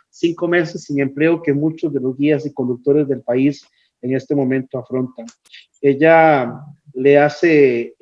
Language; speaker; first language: Spanish; native; Spanish